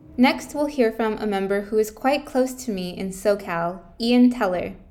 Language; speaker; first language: English; native; English